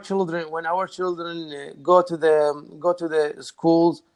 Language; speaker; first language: English; non-native, learner; Arabic